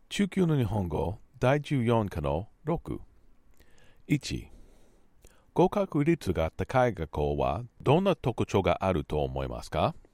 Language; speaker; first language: Japanese; non-native, learner; English